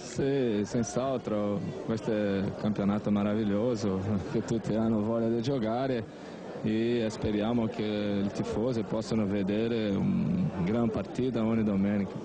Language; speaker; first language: Italian; non-native, learner; Portuguese